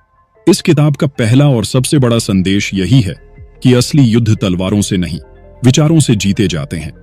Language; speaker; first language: Hindi; native; Hindi